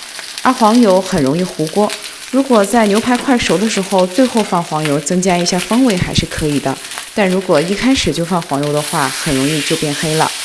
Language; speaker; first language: Chinese; native; Chinese